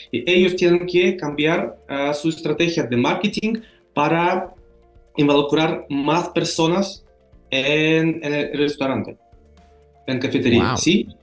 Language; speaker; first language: Spanish; non-native, learner; Russian